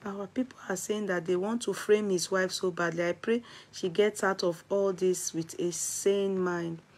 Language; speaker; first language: English; non-native, local second language; Yoruba